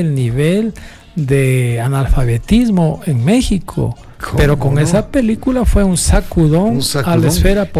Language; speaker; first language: Spanish; native; Spanish